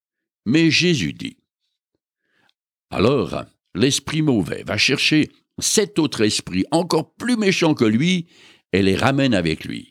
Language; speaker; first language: French; native; French